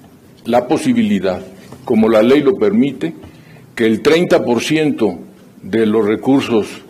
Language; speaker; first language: Spanish; native; Spanish